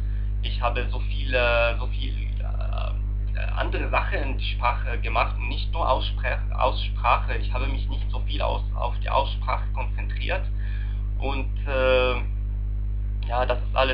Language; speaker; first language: German; non-native, learner; Arabic